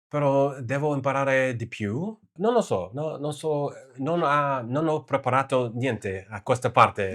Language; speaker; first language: Italian; non-native, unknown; English